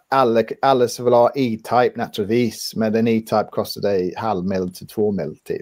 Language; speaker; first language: Swedish; non-native, fluent; English